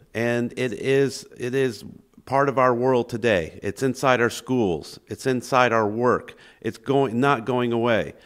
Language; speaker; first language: English; native; English